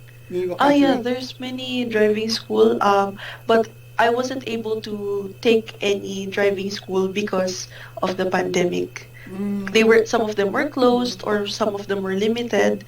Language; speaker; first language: English; non-native, fluent; Filipino